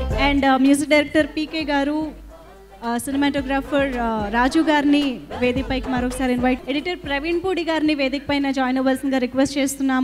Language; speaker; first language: Telugu; native; Telugu